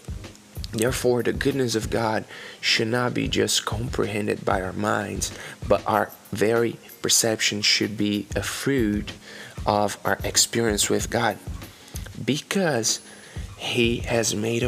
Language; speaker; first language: English; non-native, fluent; Portuguese